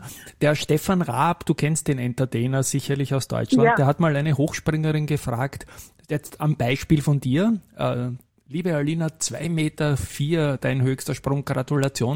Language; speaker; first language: German; native; German